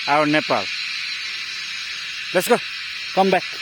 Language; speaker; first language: English; non-native, learner; Nepali